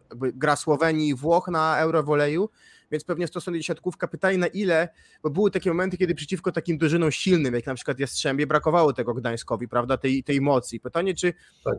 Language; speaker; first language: Polish; native; Polish